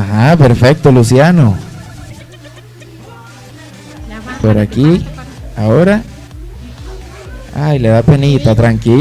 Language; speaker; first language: Spanish; native; Spanish